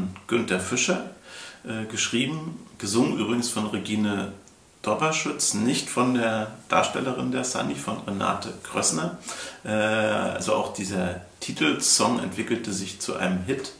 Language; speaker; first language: German; native; German